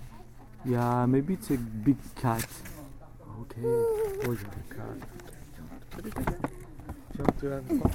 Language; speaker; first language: English; non-native, fluent; French